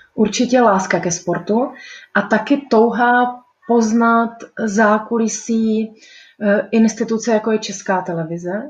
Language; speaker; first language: Czech; native; Czech